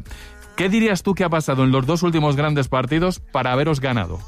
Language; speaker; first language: Spanish; native; Spanish